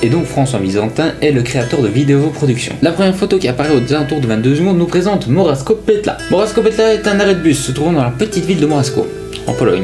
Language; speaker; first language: French; native; French